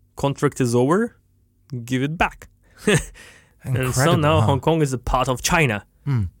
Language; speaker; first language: English; non-native, fluent; Russian